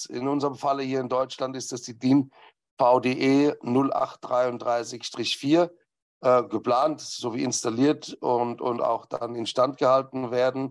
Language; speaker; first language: German; native; German